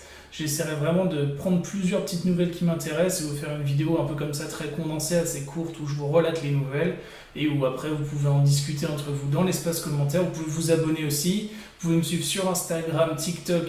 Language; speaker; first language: French; native; French